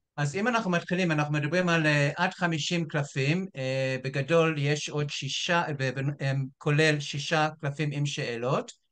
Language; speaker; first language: Hebrew; non-native, fluent; English